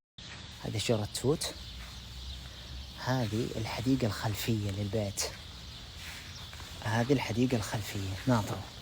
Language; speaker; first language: Arabic; native; Arabic